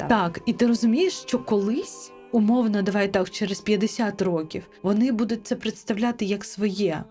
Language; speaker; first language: Ukrainian; non-native, local second language; Crimean Tatar